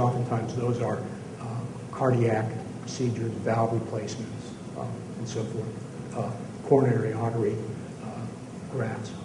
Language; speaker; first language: English; native; English